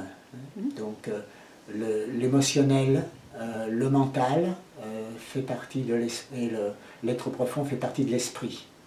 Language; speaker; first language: French; native; French